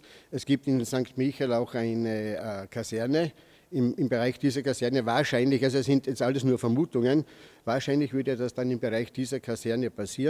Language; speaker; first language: German; native; German